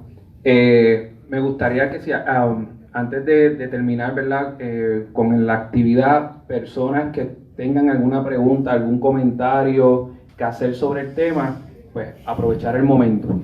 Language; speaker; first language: Spanish; native; Spanish